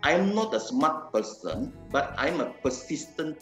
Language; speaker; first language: English; non-native, learner; Indonesian